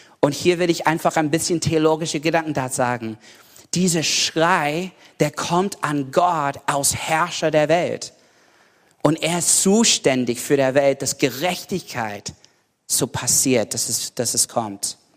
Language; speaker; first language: German; non-native, learner; English